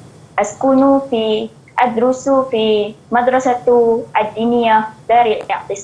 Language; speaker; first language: Arabic; non-native, learner; Malay